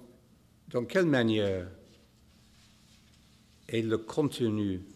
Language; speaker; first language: French; non-native, fluent; English